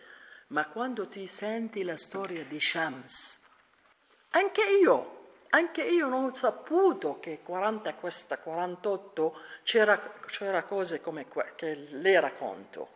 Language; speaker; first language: Italian; non-native, learner; Arabic